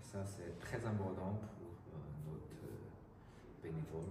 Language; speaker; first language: French; non-native, learner; Chinese